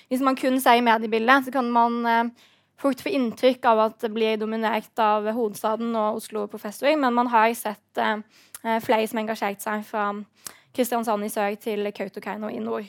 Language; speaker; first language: Norwegian; native; Norwegian